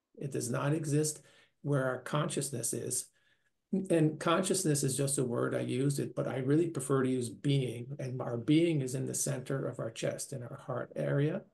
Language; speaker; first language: English; native; English